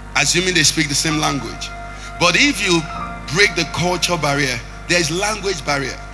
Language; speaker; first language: English; non-native, local second language; Igbo